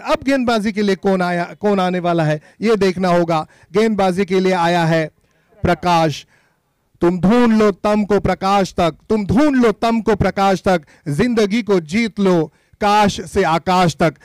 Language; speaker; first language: Hindi; non-native, local second language; Marathi